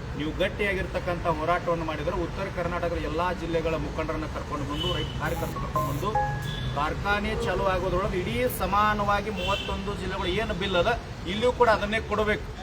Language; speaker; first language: Kannada; native; Kannada